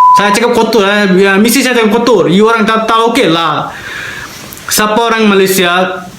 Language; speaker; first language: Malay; non-native, learner; Bangla